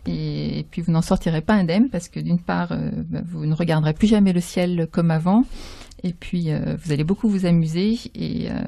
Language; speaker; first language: French; native; French